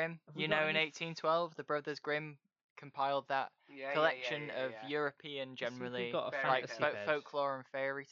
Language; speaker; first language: English; native; English